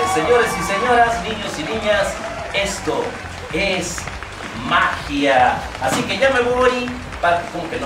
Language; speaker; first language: Spanish; native; Spanish